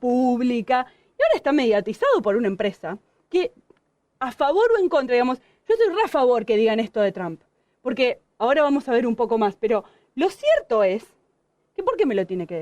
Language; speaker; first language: Spanish; native; Spanish